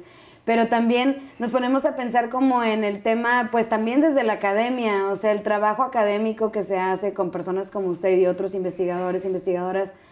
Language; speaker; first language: Spanish; native; Spanish